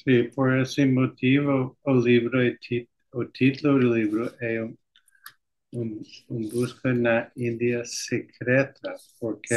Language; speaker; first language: Portuguese; non-native, learner; English